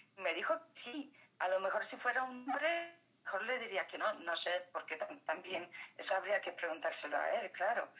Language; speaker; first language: Spanish; non-native, fluent; Polish